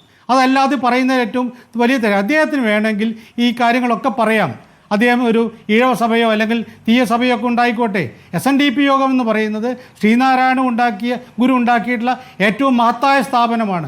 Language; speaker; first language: Malayalam; native; Malayalam